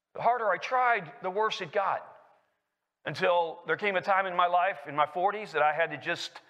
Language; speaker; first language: English; native; English